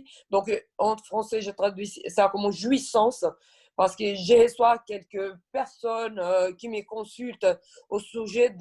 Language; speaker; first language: French; non-native, fluent; Portuguese